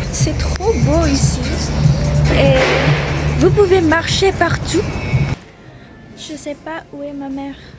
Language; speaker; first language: French; non-native, learner; Indonesian